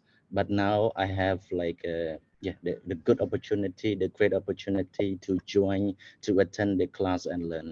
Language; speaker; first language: English; non-native, fluent; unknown